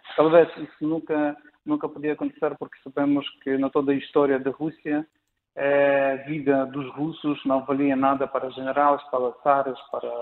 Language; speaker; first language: Portuguese; non-native, fluent; Ukrainian